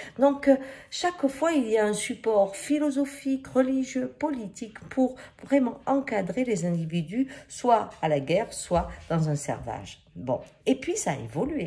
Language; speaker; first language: French; native; French